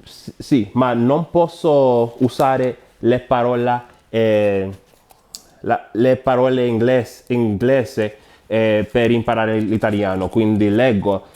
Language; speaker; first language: Italian; non-native, learner; Spanish